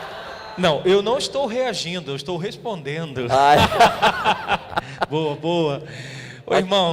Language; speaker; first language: Portuguese; native; Portuguese